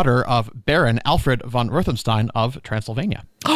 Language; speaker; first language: English; native; English